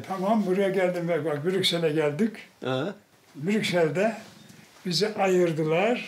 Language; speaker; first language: Turkish; native; Turkish